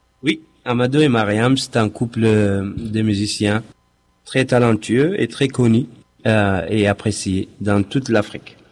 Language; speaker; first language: French; non-native, fluent; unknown